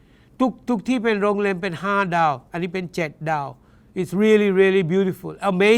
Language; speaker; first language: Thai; non-native, learner; English